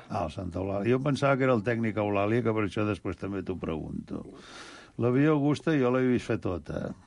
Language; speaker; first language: Catalan; native; Catalan